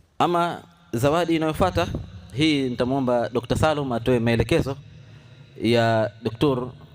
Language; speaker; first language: Swahili; native; Swahili